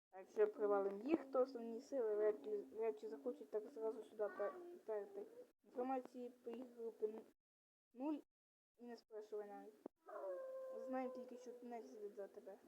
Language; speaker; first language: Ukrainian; non-native, local second language; Russian